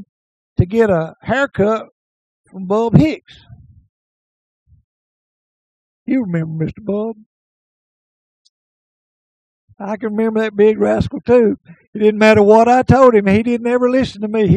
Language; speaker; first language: English; native; English